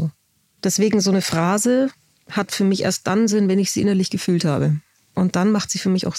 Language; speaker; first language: German; native; German